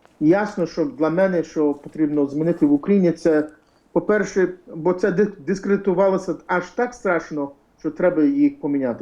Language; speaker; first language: Ukrainian; early bilingual, heritage; English